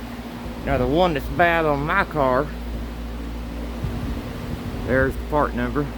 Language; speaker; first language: English; native; English